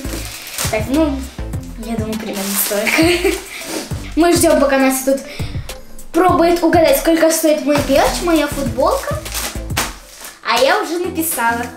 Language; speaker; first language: Russian; native; Russian